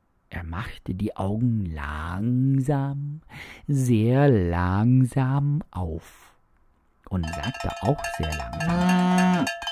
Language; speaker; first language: German; non-native, fluent; English